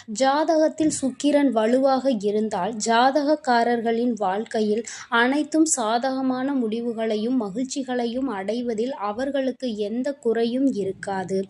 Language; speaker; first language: Tamil; native; Tamil